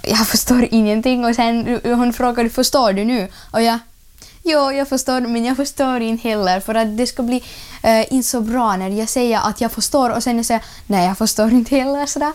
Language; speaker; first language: Swedish; non-native, learner; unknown